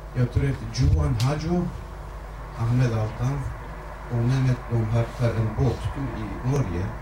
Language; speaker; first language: Swedish; non-native, fluent; Kurdish